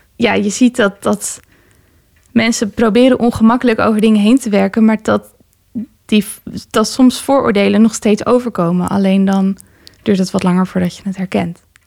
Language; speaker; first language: Dutch; native; Dutch